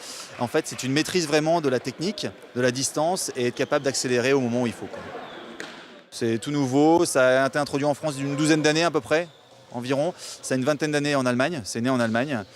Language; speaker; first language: French; native; French